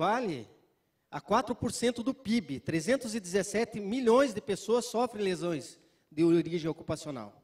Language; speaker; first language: Portuguese; native; Portuguese